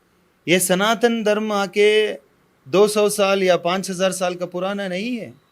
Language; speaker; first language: Hindi; non-native, local second language; Tamil